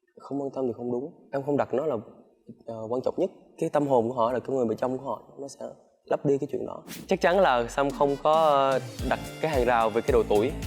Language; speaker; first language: Vietnamese; early bilingual, heritage; Vietnamese